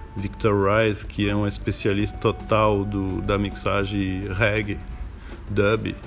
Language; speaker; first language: Portuguese; non-native, fluent; French